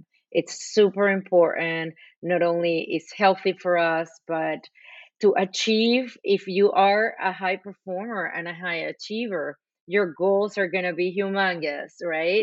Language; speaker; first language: English; non-native, fluent; Spanish